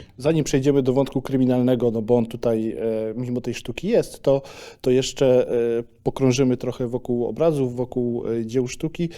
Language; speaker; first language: Polish; native; Polish